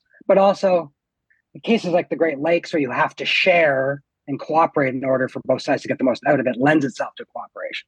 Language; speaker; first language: English; native; English